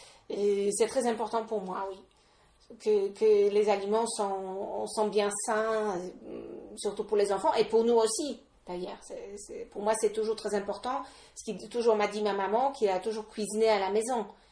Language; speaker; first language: French; non-native, fluent; Polish